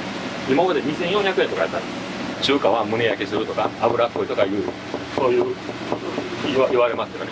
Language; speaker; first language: Japanese; native; Japanese